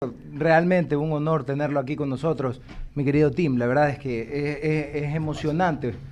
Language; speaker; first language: Spanish; native; Spanish